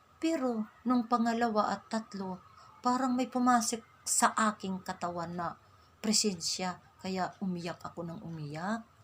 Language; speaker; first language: Filipino; non-native, local second language; Waray